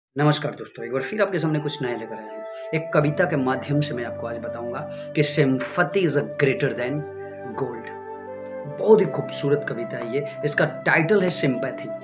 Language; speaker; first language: Hindi; native; Hindi